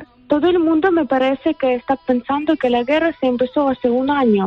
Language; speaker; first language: Spanish; non-native, learner; Ukrainian